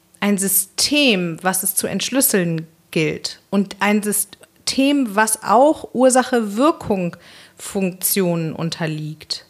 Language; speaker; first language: German; native; German